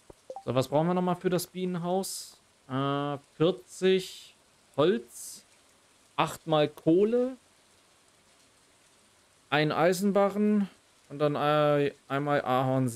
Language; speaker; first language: German; native; German